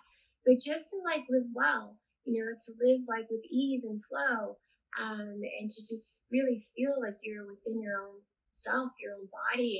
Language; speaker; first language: English; native; English